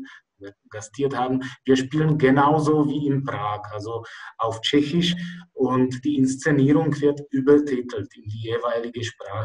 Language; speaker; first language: German; non-native, fluent; Czech